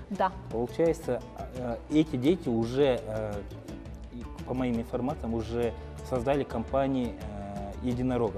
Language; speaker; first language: Russian; non-native, local second language; Kyrgyz